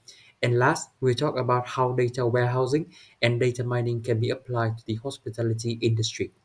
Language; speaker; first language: English; non-native, learner; Vietnamese